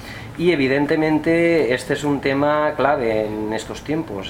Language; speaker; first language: Spanish; native; Spanish